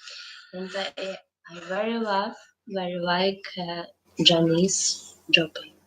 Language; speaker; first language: English; non-native, learner; Ukrainian